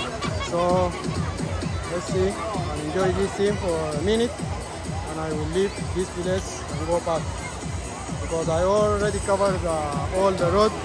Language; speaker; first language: English; non-native, learner; Arabic